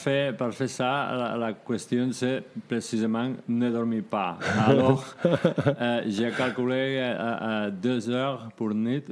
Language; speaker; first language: French; non-native, learner; Spanish